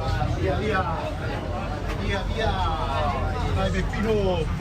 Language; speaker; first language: Italian; native; Italian